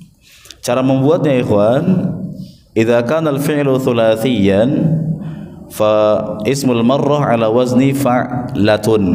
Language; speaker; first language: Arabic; non-native, fluent; Indonesian